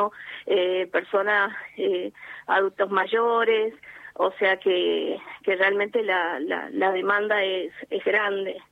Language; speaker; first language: Spanish; native; Spanish